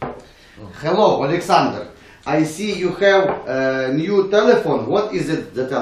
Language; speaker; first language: English; non-native, learner; Ukrainian